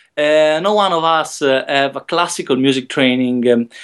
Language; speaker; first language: English; non-native, learner; Italian